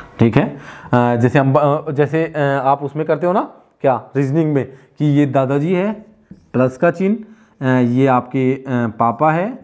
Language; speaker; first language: Hindi; native; Hindi